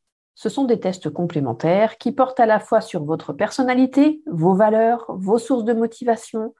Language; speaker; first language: French; native; French